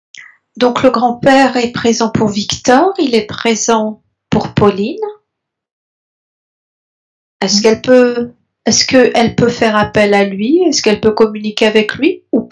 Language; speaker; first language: French; native; French